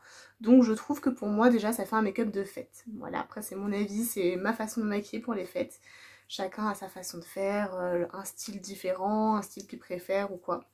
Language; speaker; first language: French; native; French